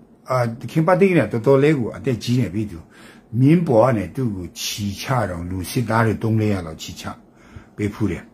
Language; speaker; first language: Burmese; non-native, local second language; Kachin